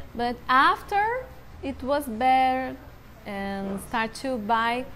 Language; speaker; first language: English; non-native, learner; Portuguese